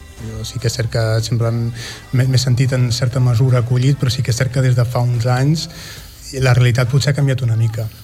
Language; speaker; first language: Catalan; native; Catalan